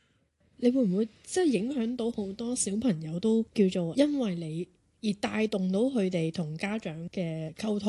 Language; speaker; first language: Cantonese; native; Cantonese